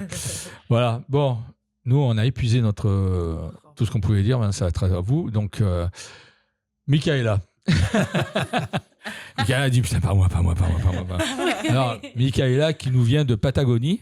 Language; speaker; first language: French; native; French